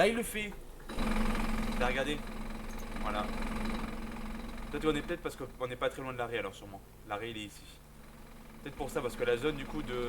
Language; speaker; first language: French; native; French